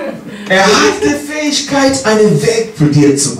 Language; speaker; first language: German; non-native, learner; English